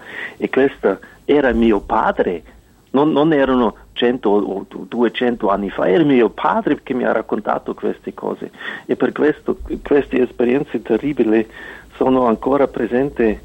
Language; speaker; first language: Italian; non-native, fluent; German